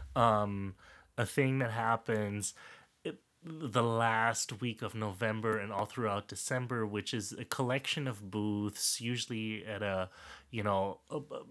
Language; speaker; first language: English; non-native, fluent; German